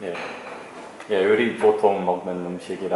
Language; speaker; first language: Korean; non-native, learner; English